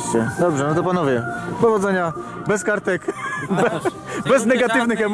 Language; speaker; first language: Polish; native; Polish